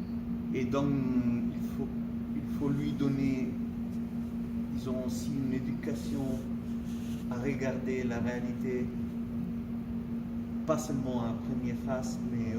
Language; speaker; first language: French; non-native, fluent; Italian